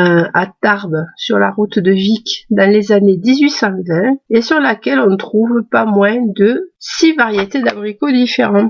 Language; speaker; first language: French; native; French